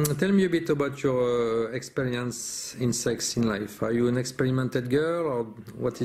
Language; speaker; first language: English; non-native, fluent; French